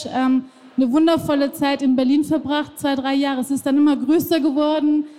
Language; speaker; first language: German; non-native, fluent; Persian